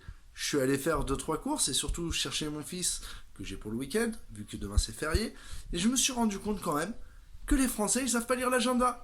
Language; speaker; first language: French; native; French